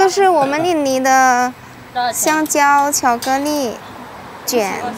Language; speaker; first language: Chinese; non-native, fluent; Indonesian